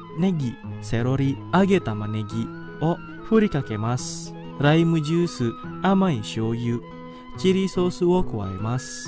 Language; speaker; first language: Japanese; non-native, fluent; Indonesian